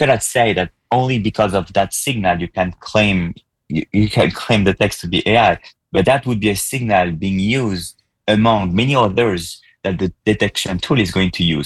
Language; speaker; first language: English; non-native, fluent; French